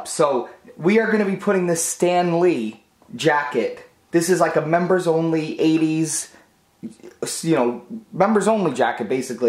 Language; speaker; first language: English; native; English